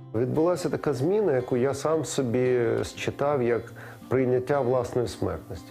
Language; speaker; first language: Ukrainian; native; Ukrainian